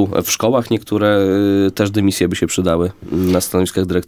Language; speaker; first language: Polish; native; Polish